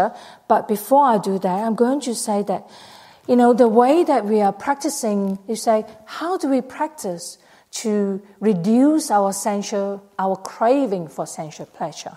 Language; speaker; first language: English; non-native, local second language; Cantonese